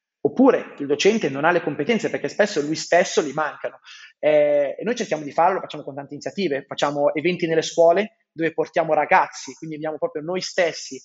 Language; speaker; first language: Italian; native; Italian